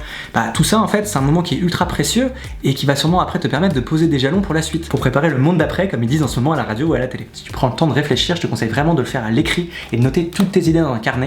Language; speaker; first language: French; native; French